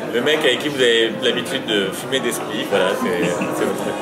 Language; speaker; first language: French; early bilingual, other home language; Arabic